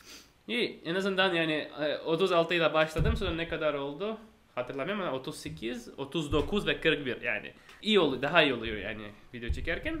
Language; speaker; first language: Turkish; non-native, fluent; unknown